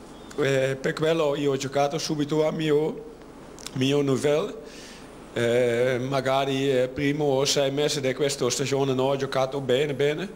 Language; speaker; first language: Italian; non-native, learner; Dutch